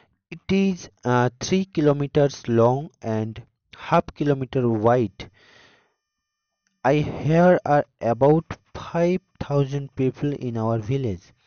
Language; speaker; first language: English; non-native, local second language; Bangla